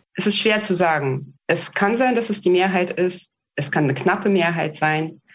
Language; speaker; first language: German; non-native, fluent; Russian